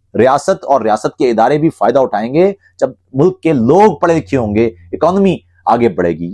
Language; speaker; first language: Urdu; non-native, local second language; Punjabi